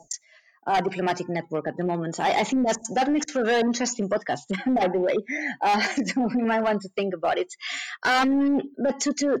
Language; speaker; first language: English; non-native, fluent; Spanish